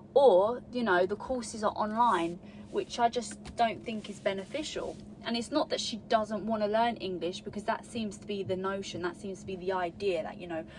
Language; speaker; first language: English; native; English